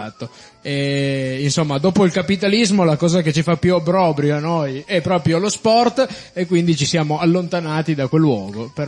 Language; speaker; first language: Italian; native; Italian